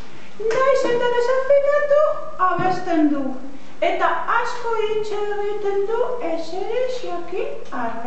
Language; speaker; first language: Basque; non-native, learner; Spanish